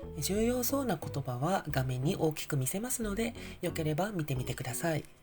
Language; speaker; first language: Japanese; non-native, fluent; Indonesian